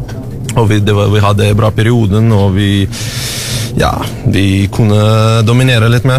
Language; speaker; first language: Norwegian; non-native, learner; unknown